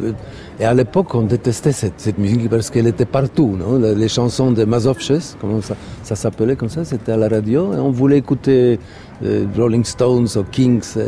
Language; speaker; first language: French; non-native, fluent; Polish